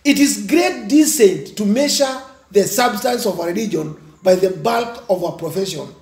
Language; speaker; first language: English; non-native, local second language; Swahili